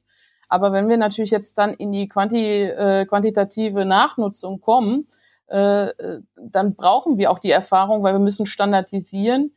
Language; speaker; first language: German; native; German